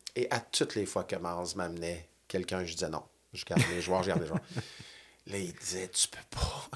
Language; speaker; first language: French; native; French